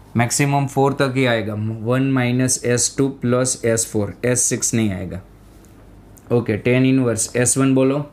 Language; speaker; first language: Hindi; non-native, local second language; Gujarati